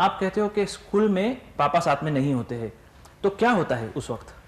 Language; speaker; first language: Hindi; native; Hindi